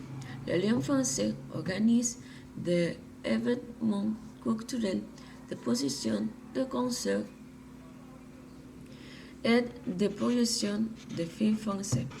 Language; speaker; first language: French; non-native, learner; Spanish